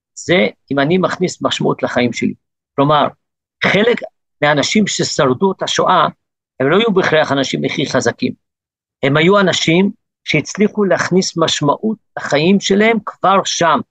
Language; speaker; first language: Hebrew; early bilingual, other home language; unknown